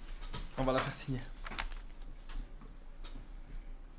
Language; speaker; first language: French; native; French